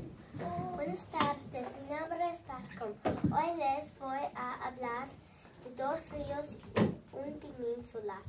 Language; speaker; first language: Spanish; non-native, learner; English